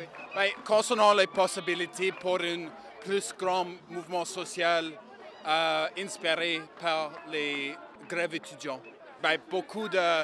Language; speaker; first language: French; non-native, learner; English